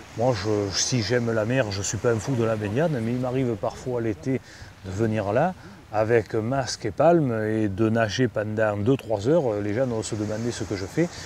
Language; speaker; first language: French; native; French